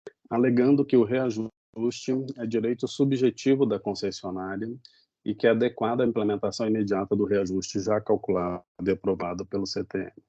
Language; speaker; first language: Portuguese; native; Portuguese